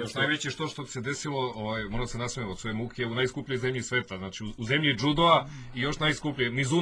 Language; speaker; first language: Serbian; native; Serbian